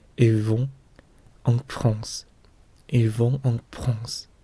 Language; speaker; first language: French; non-native, learner; Korean